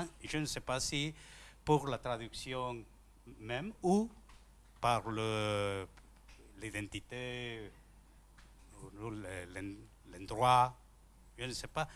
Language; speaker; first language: French; non-native, learner; Spanish